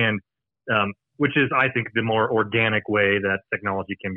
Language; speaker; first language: English; native; English